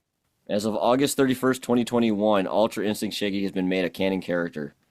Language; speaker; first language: English; native; English